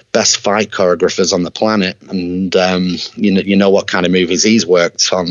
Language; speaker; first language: English; native; English